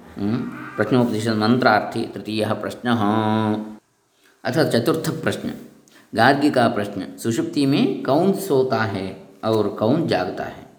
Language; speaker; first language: Hindi; non-native, local second language; Kannada